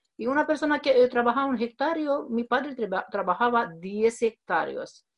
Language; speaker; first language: Spanish; non-native, fluent; Romanian